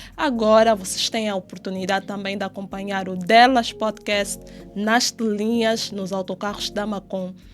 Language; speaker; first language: Portuguese; native; Portuguese